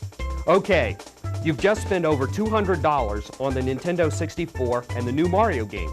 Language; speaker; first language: English; native; English